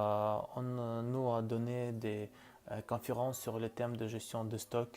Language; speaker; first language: French; non-native, learner; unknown